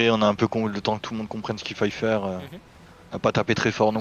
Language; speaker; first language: French; native; French